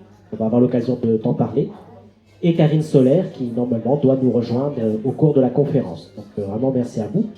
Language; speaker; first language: French; native; French